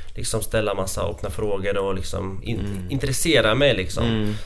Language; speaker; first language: Swedish; non-native, fluent; Latvian